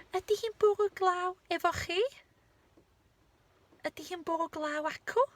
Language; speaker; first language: Welsh; native; Welsh